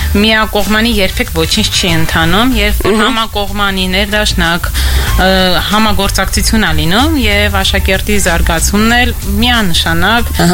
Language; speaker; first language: Armenian; native; Armenian